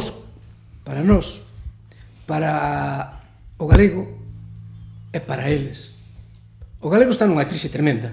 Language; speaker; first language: Galician; native; Galician